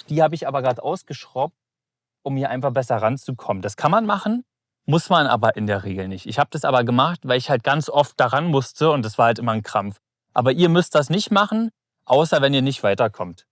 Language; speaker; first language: German; native; German